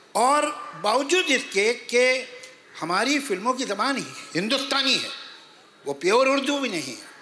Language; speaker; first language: Hindi; native; Hindi